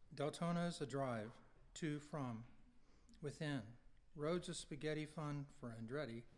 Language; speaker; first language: English; native; English